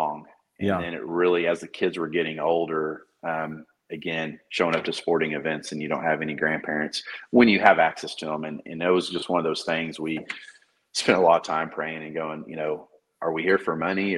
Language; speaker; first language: English; native; English